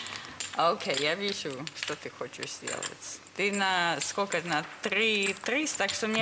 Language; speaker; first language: Russian; early bilingual, heritage; English